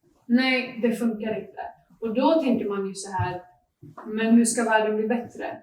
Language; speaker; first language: Swedish; native; Swedish